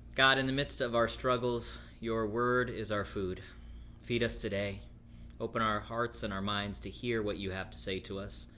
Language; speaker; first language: English; native; English